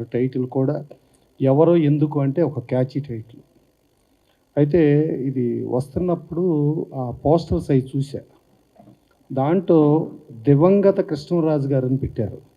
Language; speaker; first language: Telugu; native; Telugu